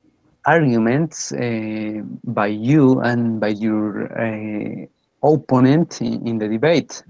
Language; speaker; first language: English; non-native, fluent; Spanish